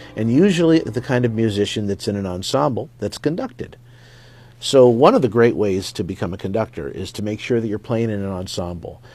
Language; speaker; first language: English; native; English